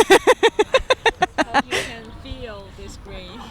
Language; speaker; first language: English; non-native, fluent; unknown